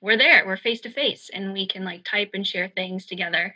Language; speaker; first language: English; native; English